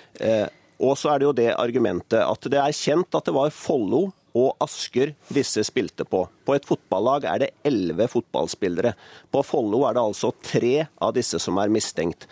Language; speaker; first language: Norwegian; native; Norwegian